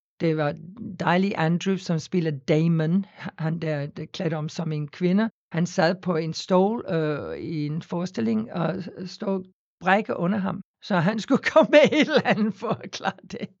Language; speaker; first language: Danish; non-native, fluent; English